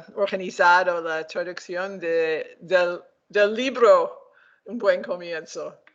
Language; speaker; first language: Spanish; non-native, learner; English